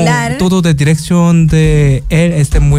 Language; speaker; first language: Spanish; non-native, learner; Korean